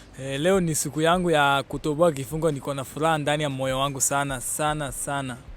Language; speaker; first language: Swahili; non-native, local second language; Luyia